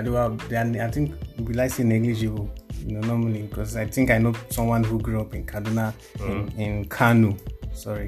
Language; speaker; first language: English; non-native, local second language; Igbo